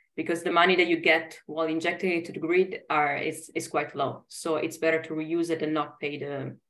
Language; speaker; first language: English; non-native, fluent; Italian